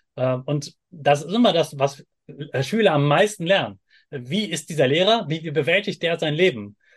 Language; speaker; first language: German; native; German